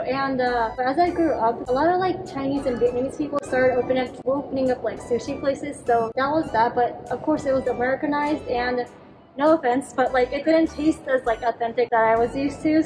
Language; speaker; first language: English; native; English